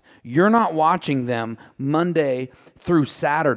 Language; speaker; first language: English; native; English